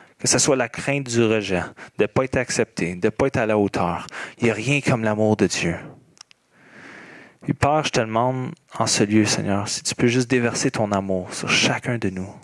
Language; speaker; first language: French; native; French